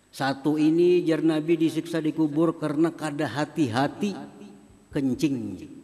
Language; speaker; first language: Indonesian; non-native, local second language; Banjar